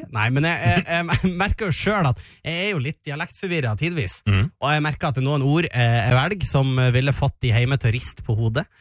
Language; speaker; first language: Norwegian; native; Norwegian